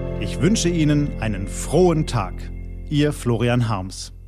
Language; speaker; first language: German; native; German